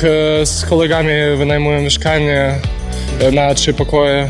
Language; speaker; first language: Polish; non-native, learner; Ukrainian